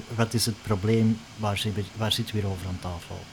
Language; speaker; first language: Dutch; native; Dutch